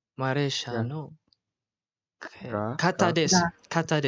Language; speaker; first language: Japanese; non-native, learner; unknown